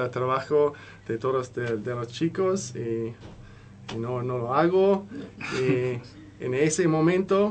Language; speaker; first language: Spanish; non-native, learner; English